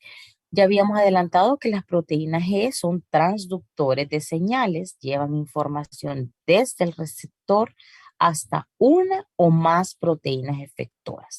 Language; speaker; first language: Spanish; native; Spanish